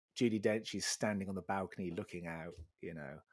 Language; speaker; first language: English; native; English